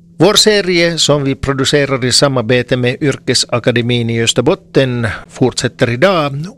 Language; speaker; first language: Swedish; native; Swedish